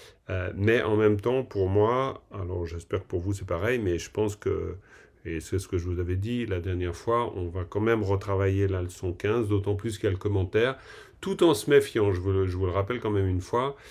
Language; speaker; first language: French; native; French